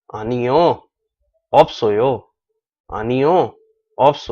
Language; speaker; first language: Korean; non-native, learner; Urdu